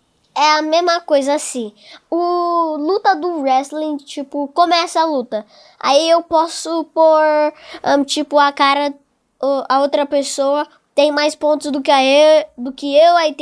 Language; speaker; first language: Portuguese; non-native, local second language; English